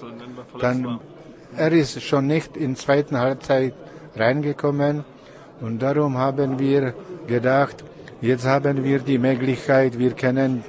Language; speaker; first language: German; non-native, learner; Czech